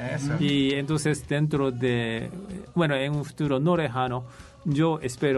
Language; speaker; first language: Spanish; non-native, fluent; Japanese